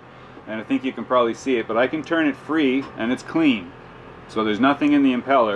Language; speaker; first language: English; native; English